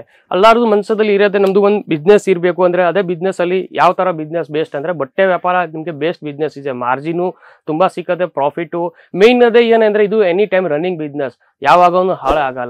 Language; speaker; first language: Kannada; non-native, fluent; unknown